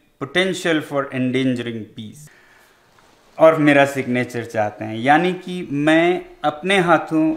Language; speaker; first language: Hindi; non-native, local second language; Ladakhi